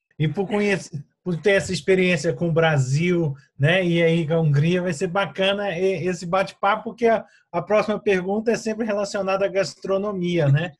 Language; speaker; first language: Portuguese; native; Portuguese